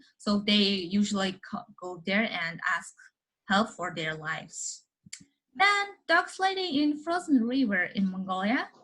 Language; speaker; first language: English; non-native, learner; Mongolian